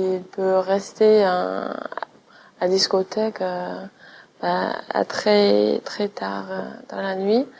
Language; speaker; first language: French; non-native, fluent; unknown